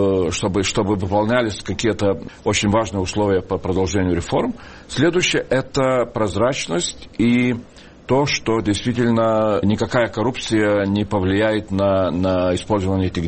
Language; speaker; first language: Russian; non-native, local second language; Lithuanian